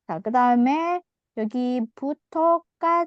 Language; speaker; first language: Korean; non-native, fluent; Indonesian